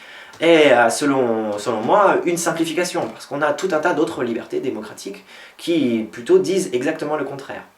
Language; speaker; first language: French; native; French